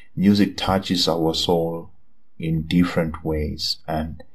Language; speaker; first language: English; non-native, local second language; Swati